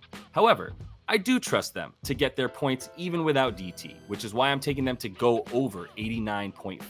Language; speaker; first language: English; native; English